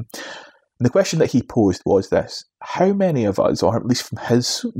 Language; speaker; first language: English; native; English